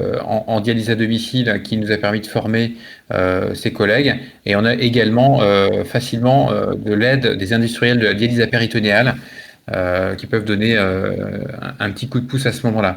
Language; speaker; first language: French; native; French